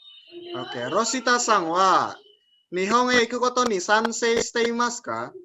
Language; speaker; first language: Japanese; non-native, fluent; Indonesian